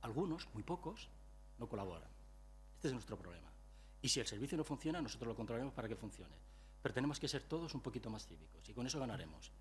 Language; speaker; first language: Spanish; non-native, local second language; Catalan